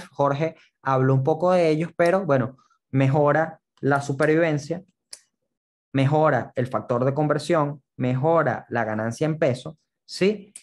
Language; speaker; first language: Spanish; native; Spanish